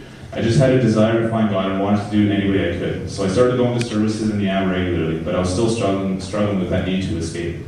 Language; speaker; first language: English; native; English